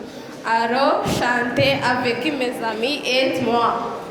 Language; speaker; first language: French; non-native, learner; Kinyarwanda